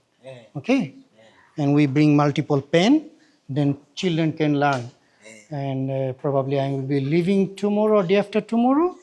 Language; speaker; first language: English; non-native, learner; Bangla